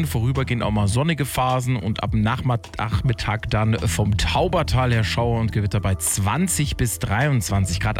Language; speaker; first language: German; native; German